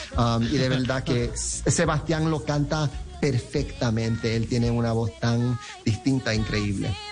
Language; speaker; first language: Spanish; early bilingual, heritage; Spanish